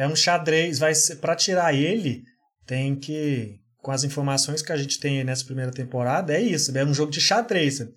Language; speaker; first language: Portuguese; native; Portuguese